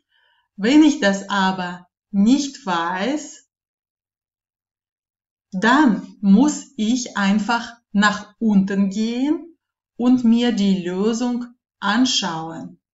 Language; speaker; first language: German; non-native, fluent; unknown